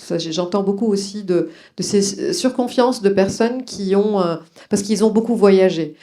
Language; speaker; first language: French; non-native, local second language; Arabic